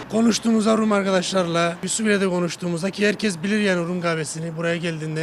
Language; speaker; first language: Turkish; native; Turkish